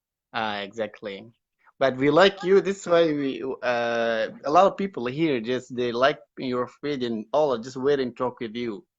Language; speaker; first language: English; non-native, learner; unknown